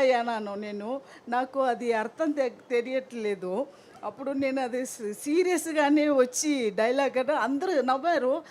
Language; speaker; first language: Telugu; non-native, learner; Tamil